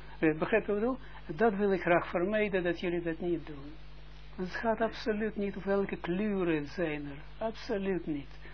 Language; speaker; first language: Dutch; non-native, fluent; Russian